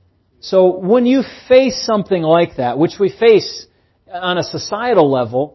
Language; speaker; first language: English; native; English